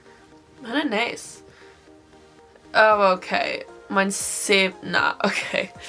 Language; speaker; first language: Welsh; non-native, local second language; English